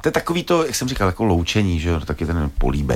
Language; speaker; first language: Czech; native; Czech